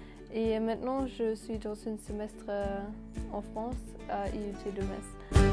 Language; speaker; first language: French; non-native, fluent; German